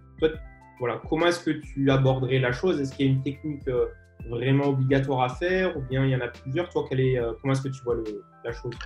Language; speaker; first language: French; native; French